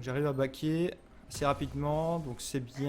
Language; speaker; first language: French; native; French